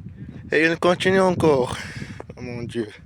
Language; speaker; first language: French; non-native, learner; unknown